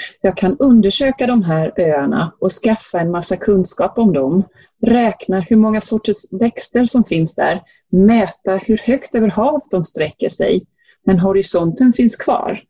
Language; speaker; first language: Swedish; native; Swedish